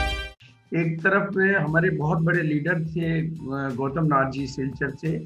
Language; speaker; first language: Hindi; native; Hindi